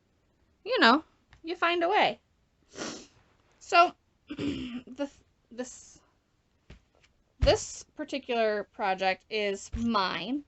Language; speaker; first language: English; native; English